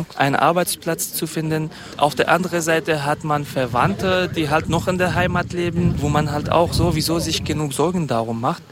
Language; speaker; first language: German; non-native, fluent; Kurdish